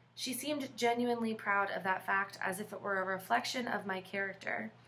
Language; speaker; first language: English; native; English